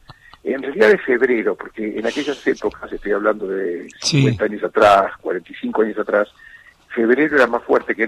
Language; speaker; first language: Spanish; native; Spanish